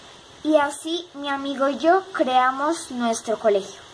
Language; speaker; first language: Spanish; native; Spanish